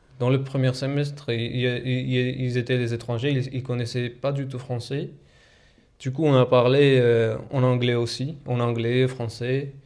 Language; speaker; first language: French; non-native, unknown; Georgian